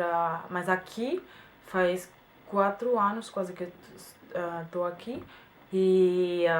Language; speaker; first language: Portuguese; non-native, fluent; German